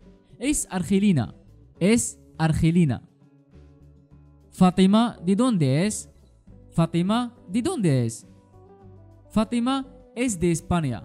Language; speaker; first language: Spanish; non-native, fluent; Arabic